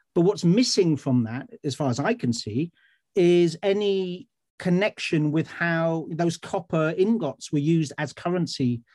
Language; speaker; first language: English; native; English